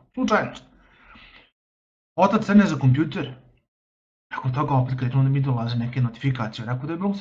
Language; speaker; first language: Bosnian; native; Bosnian